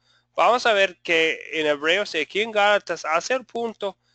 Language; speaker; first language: Spanish; non-native, fluent; English